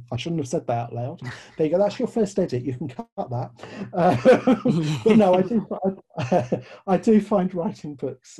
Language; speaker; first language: English; native; English